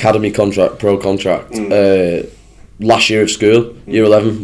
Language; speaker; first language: English; native; English